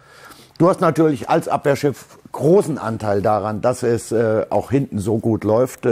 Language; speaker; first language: German; native; German